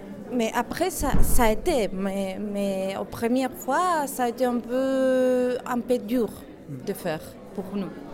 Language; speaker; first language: French; non-native, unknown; Spanish